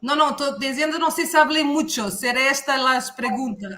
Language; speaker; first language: Spanish; non-native, learner; Portuguese